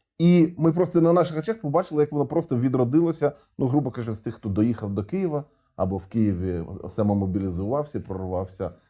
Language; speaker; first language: Ukrainian; non-native, local second language; Russian